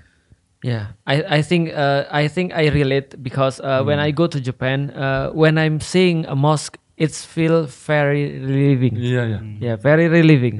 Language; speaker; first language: English; non-native, fluent; Indonesian